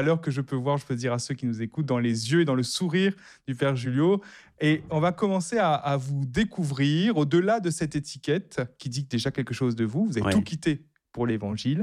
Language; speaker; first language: French; native; French